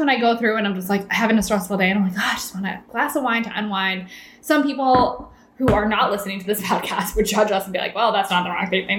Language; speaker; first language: English; native; English